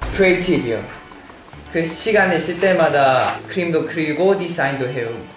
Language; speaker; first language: Korean; non-native, learner; Thai